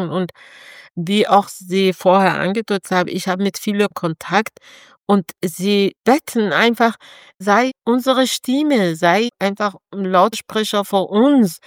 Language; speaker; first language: German; non-native, fluent; Persian